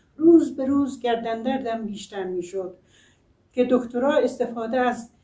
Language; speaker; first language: Persian; non-native, local second language; Azerbaijani